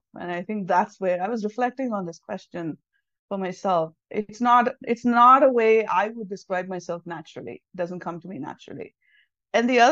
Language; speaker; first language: English; non-native, local second language; Tamil